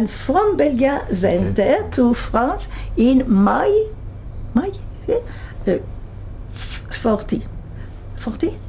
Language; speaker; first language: English; non-native, learner; French